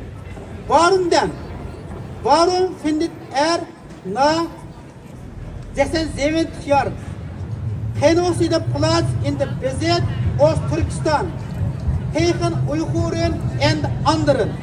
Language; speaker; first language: Dutch; non-native, learner; Uyghur